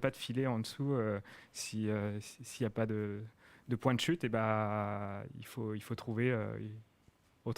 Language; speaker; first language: French; native; French